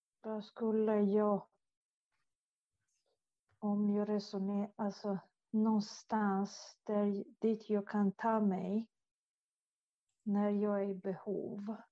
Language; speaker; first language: Swedish; non-native, fluent; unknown